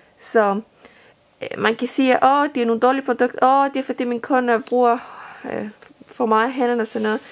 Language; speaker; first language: Danish; non-native, fluent; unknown